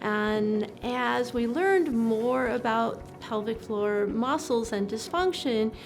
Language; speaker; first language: English; native; English